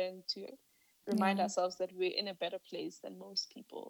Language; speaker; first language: English; non-native, local second language; Northern Sotho